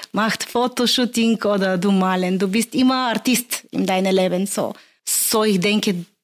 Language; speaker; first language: German; non-native, learner; Bulgarian